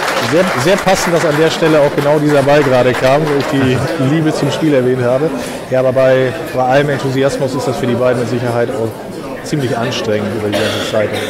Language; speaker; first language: German; native; German